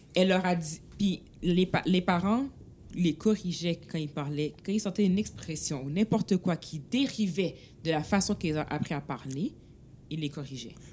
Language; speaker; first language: French; early bilingual, other home language; Haitian Creole